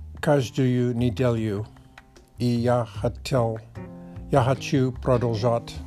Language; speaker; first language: Russian; non-native, learner; English